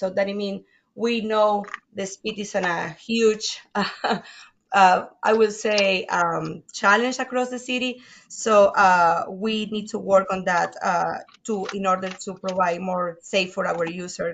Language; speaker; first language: English; non-native, fluent; Spanish